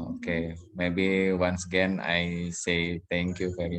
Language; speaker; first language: English; non-native, learner; Indonesian